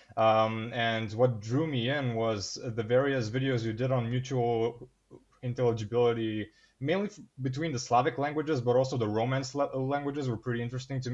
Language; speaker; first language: English; non-native, fluent; Bulgarian